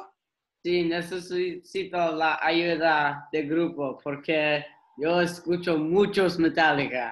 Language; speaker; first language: Spanish; non-native, learner; English